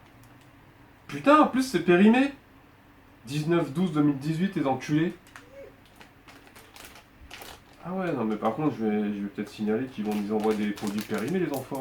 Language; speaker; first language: French; native; French